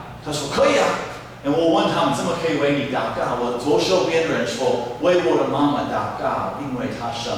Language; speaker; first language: Chinese; non-native, fluent; English